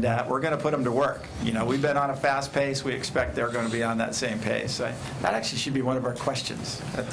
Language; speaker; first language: English; native; English